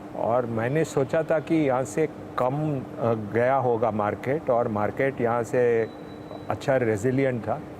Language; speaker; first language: Hindi; non-native, local second language; Tamil